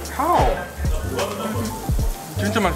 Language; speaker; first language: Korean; non-native, learner; English